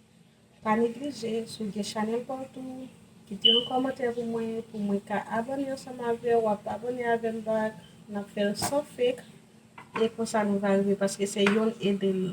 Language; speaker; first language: French; non-native, learner; Haitian Creole